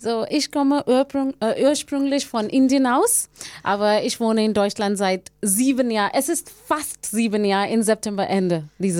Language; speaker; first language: German; non-native, learner; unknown